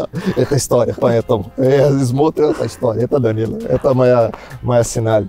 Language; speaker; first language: Russian; non-native, learner; Portuguese